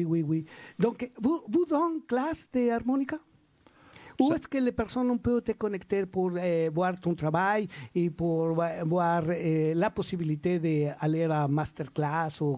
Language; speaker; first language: French; non-native, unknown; Spanish